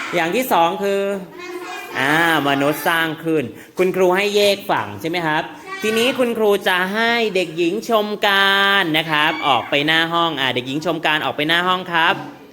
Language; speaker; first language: Thai; non-native, local second language; Northern Khmer